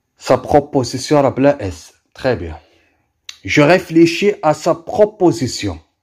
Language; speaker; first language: French; non-native, local second language; Arabic